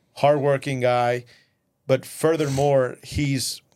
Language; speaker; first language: English; early bilingual, other home language; Spanish